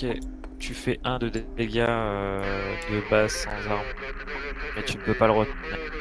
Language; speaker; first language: French; native; French